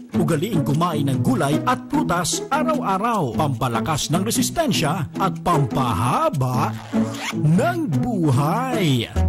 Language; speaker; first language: Filipino; native; Filipino